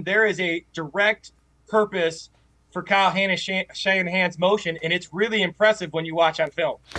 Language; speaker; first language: English; native; English